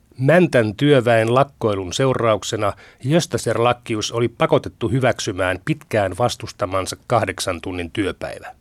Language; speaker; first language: Finnish; native; Finnish